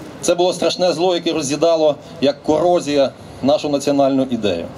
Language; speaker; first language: Ukrainian; native; Ukrainian